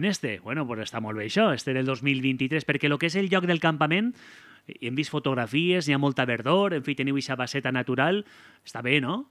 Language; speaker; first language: Catalan; native; Catalan